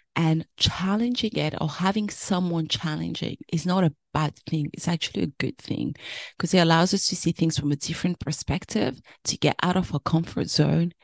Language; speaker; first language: English; early bilingual, other home language; French